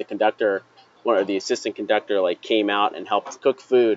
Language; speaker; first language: English; native; English